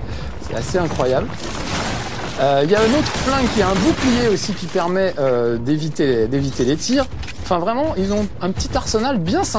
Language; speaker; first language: French; native; French